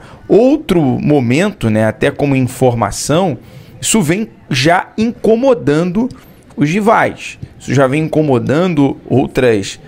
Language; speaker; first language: Portuguese; native; Portuguese